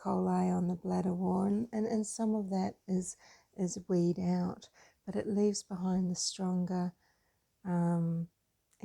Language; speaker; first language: English; native; English